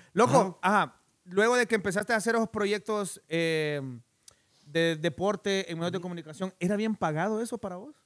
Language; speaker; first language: Spanish; native; Spanish